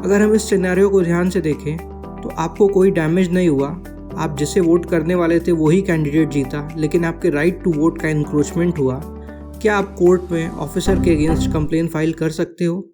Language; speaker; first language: Hindi; native; Hindi